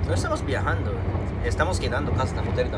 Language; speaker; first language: Spanish; non-native, learner; Japanese